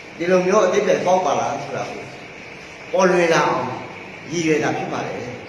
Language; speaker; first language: Burmese; non-native, local second language; Akha